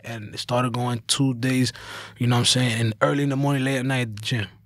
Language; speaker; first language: English; early bilingual, other home language; Spanish